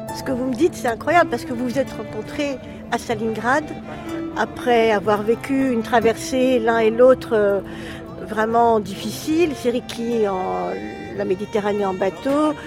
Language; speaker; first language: French; native; French